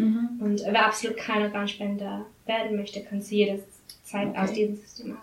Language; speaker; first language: German; non-native, learner; English